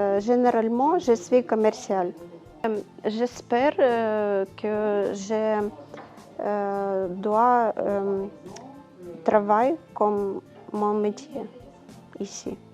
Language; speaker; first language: French; non-native, learner; Ukrainian